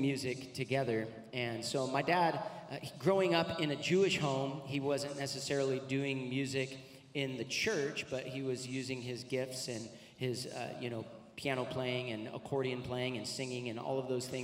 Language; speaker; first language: English; native; English